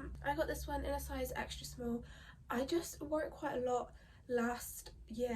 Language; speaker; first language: English; native; English